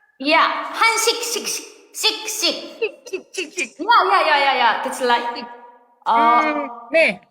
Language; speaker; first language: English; non-native, learner; Korean